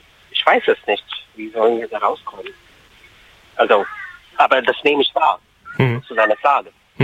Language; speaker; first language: German; non-native, fluent; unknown